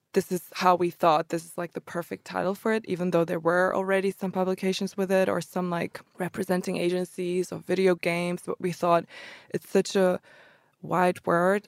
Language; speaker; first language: English; early bilingual, other home language; Croatian